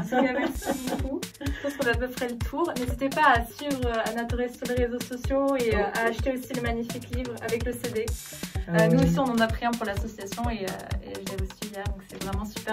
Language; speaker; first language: French; native; French